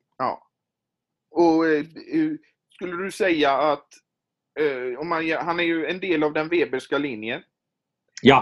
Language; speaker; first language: Swedish; native; Swedish